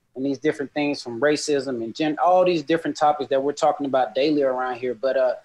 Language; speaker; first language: English; native; English